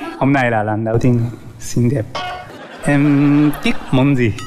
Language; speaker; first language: Vietnamese; non-native, learner; Japanese